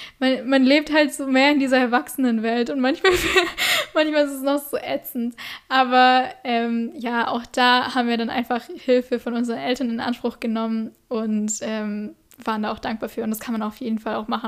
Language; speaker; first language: German; native; German